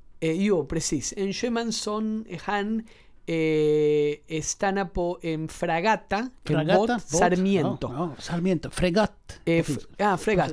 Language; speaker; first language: Swedish; non-native, learner; Spanish